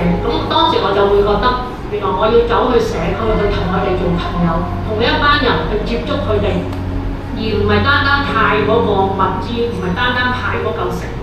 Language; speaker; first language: Cantonese; native; Cantonese